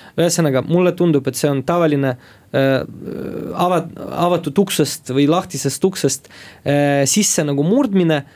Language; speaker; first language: Estonian; non-native, local second language; Russian